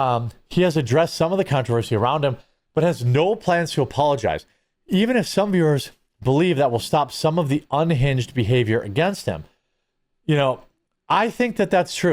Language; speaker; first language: English; native; English